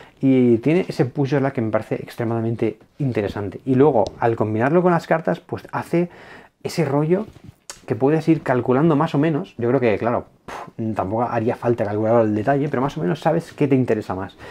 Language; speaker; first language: Spanish; native; Spanish